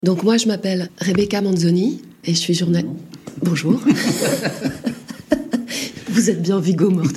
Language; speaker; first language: French; native; French